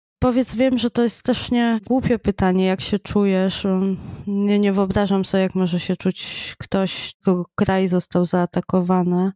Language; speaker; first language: Polish; native; Polish